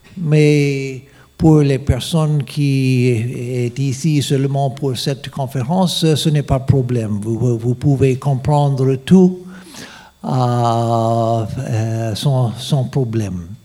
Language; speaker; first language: French; non-native, fluent; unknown